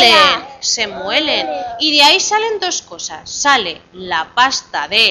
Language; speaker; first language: Spanish; native; Spanish